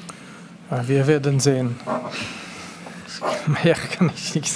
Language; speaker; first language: German; non-native, local second language; French